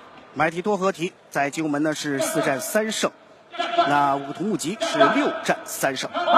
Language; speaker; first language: Chinese; native; Chinese